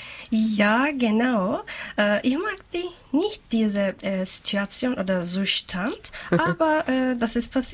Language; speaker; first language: German; non-native, learner; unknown